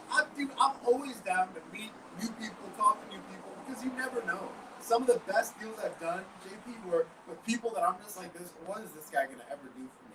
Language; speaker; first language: English; native; English